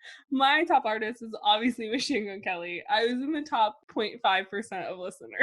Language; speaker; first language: English; native; English